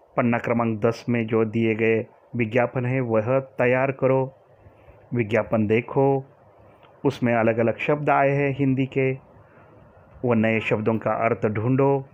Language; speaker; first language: Hindi; non-native, local second language; Marathi